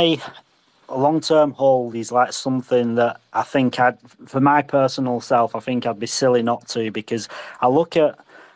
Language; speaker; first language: English; native; English